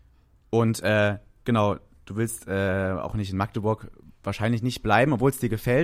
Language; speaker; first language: German; native; German